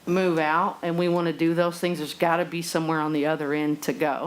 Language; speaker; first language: English; native; English